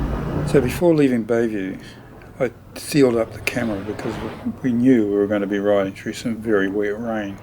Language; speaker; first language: English; native; English